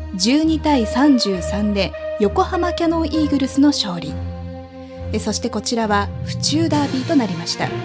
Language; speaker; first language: Japanese; native; Japanese